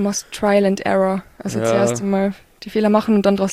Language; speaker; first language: German; native; German